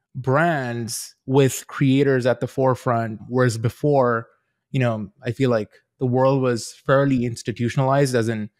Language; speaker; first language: English; native; English